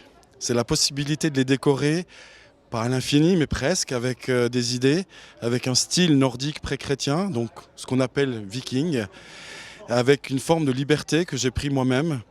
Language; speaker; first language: French; native; French